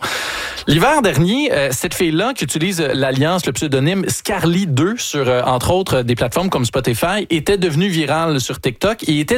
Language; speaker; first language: French; native; French